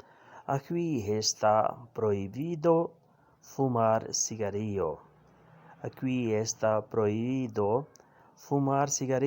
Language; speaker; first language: Spanish; non-native, learner; Urdu